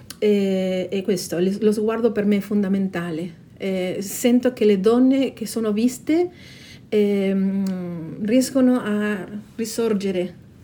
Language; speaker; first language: Italian; non-native, fluent; Spanish